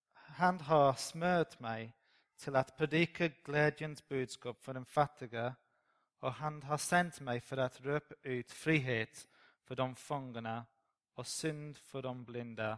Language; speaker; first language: Swedish; non-native, learner; English